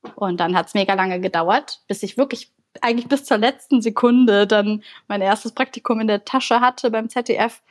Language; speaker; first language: German; early bilingual, other home language; Bulgarian